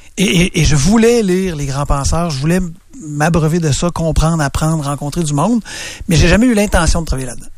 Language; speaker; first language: French; native; French